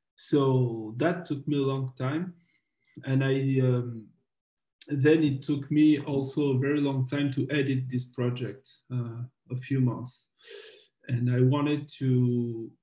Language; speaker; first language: English; non-native, fluent; French